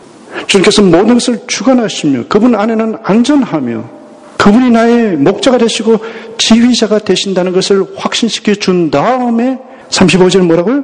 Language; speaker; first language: Korean; native; Korean